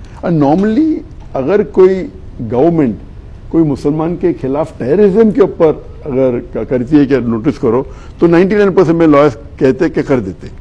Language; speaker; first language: Urdu; non-native, local second language; Konkani